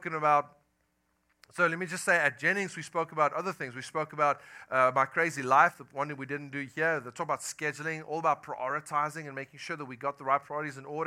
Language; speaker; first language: English; non-native, local second language; Afrikaans